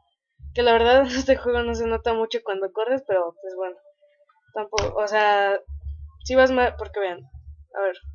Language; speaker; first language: Spanish; native; Spanish